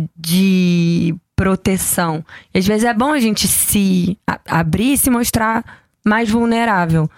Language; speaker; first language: Portuguese; native; Portuguese